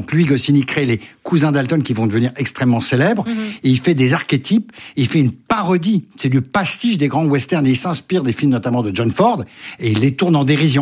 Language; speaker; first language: French; native; French